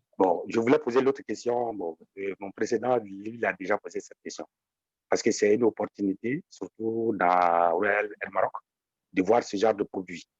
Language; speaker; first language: French; non-native, local second language; Bambara